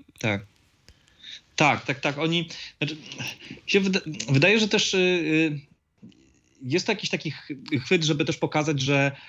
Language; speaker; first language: Polish; native; Polish